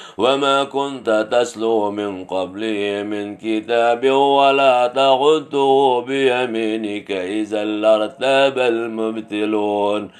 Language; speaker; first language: Arabic; non-native, learner; Indonesian